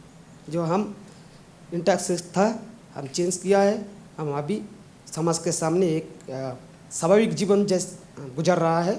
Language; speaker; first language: Hindi; non-native, local second language; Bangla